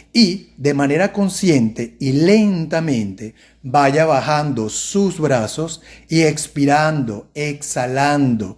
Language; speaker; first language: Spanish; native; Spanish